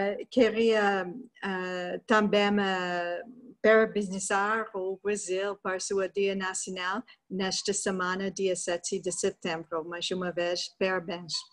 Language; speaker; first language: Portuguese; non-native, learner; English